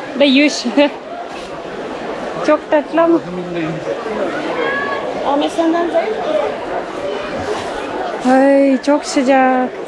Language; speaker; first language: Turkish; non-native, learner; Indonesian